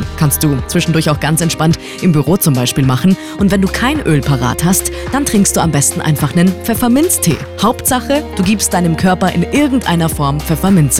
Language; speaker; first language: German; native; German